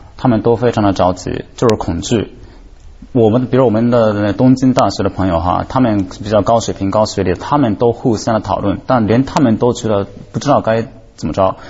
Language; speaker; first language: Chinese; non-native, fluent; Japanese